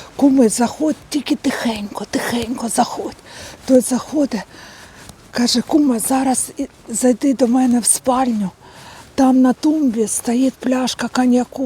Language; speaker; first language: Ukrainian; native; Ukrainian